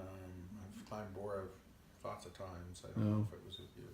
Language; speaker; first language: English; native; English